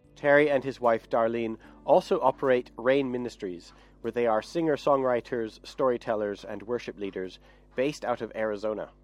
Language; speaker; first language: English; native; English